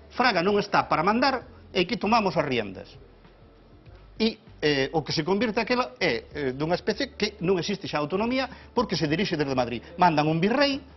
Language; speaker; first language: Galician; native; Galician